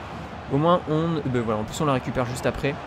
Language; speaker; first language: French; native; French